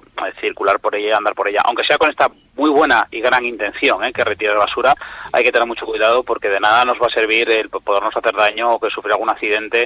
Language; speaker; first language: Spanish; native; Spanish